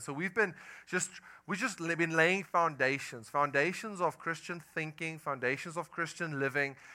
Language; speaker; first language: English; non-native, local second language; Afrikaans